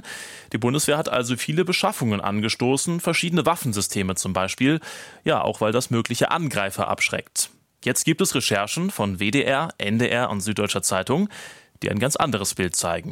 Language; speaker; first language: German; native; German